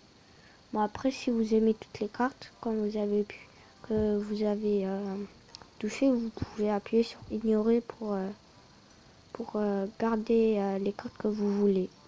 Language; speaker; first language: French; native; French